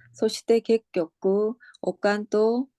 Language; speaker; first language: Japanese; non-native, learner; Korean